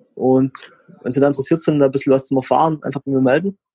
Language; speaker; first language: German; native; German